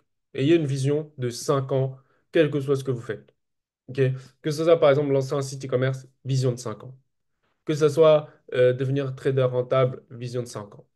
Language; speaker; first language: French; native; French